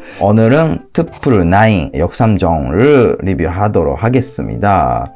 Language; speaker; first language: Korean; non-native, fluent; Japanese